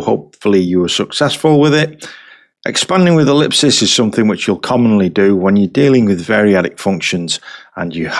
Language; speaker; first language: English; native; English